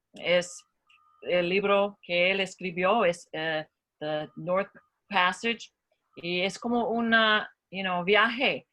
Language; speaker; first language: Spanish; non-native, learner; English